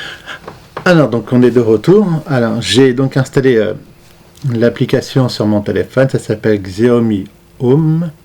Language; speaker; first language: French; native; French